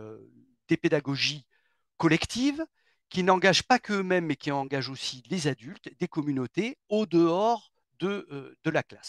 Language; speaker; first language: French; native; French